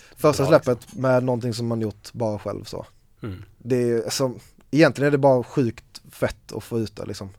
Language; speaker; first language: Swedish; native; Swedish